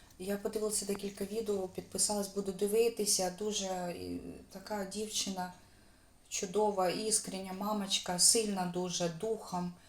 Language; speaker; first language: Ukrainian; native; Ukrainian